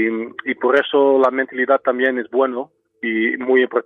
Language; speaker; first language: Spanish; non-native, fluent; Dutch